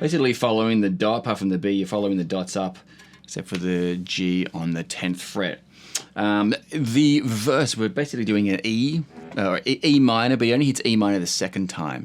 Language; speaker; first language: English; native; English